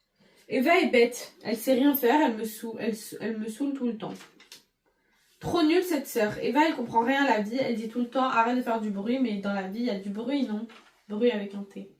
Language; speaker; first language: French; native; French